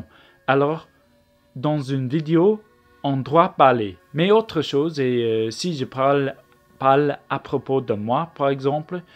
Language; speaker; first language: French; non-native, learner; English